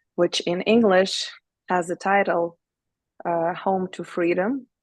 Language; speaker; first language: English; non-native, fluent; Ukrainian